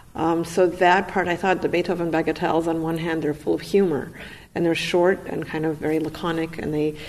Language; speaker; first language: English; non-native, fluent; Russian